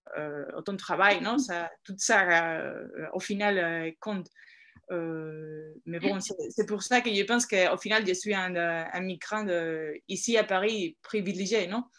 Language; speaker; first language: French; non-native, fluent; Spanish